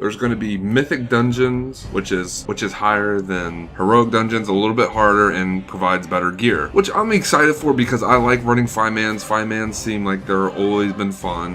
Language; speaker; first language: English; native; English